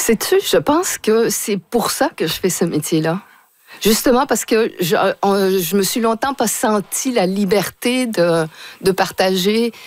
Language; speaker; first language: French; native; French